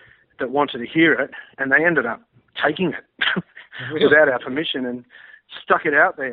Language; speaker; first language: English; native; English